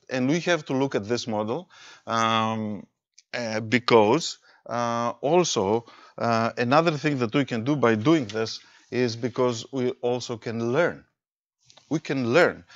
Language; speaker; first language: English; non-native, fluent; Greek